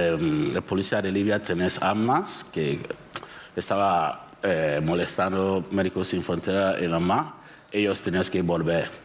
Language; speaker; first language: Spanish; non-native, learner; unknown